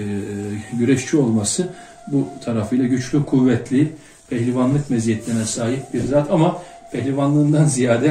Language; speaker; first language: Turkish; native; Turkish